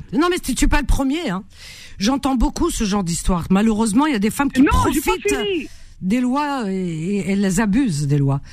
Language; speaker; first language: French; non-native, local second language; Arabic